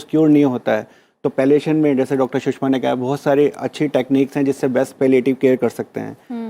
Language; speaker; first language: Hindi; native; Hindi